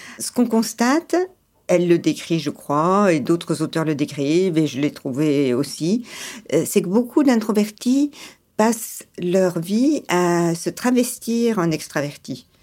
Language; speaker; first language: French; early bilingual, other home language; English